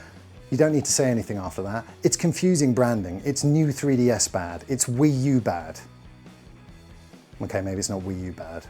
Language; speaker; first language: English; native; English